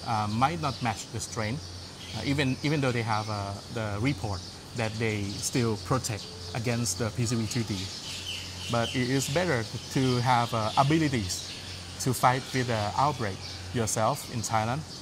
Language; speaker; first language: English; non-native, fluent; Thai